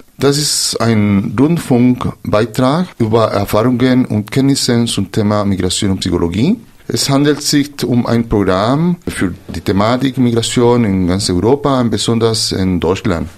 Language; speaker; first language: German; non-native, fluent; Spanish